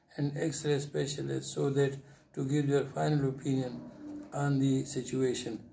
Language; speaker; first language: English; non-native, local second language; Urdu